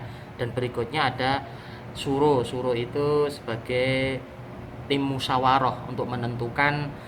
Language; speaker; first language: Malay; non-native, local second language; Javanese